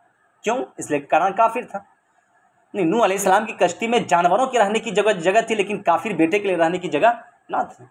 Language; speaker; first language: Urdu; native; Urdu